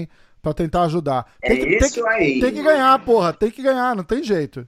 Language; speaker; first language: Portuguese; native; Portuguese